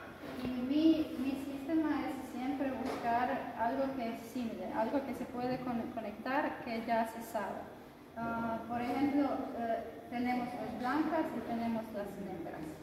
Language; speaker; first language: Spanish; non-native, fluent; Croatian